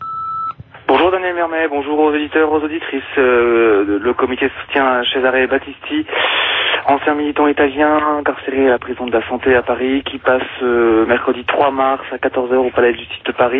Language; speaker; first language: French; native; French